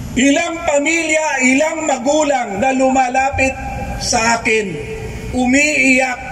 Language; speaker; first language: Filipino; native; Filipino